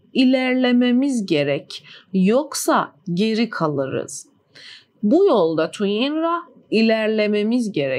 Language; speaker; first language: Turkish; non-native, fluent; Persian